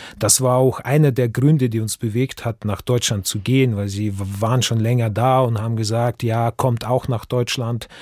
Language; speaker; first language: German; non-native, fluent; Russian